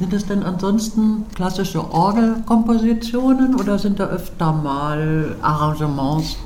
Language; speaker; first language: German; native; German